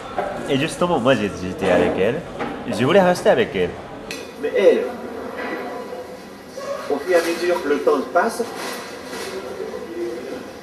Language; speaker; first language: French; non-native, fluent; Japanese